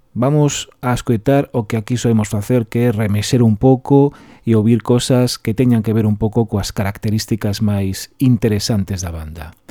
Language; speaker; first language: Galician; non-native, local second language; Spanish